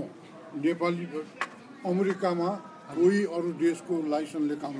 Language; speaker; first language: Nepali; non-native, local second language; Newari